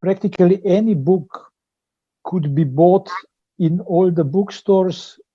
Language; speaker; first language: English; non-native, fluent; Slovenian